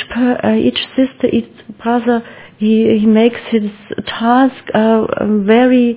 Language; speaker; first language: English; non-native, learner; German